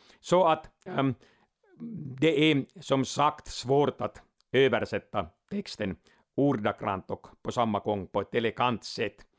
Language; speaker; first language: Swedish; non-native, local second language; Finnish